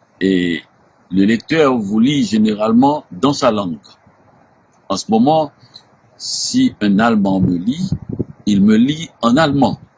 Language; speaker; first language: French; non-native, local second language; Haitian Creole